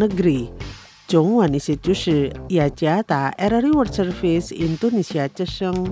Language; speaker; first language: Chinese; non-native, fluent; Indonesian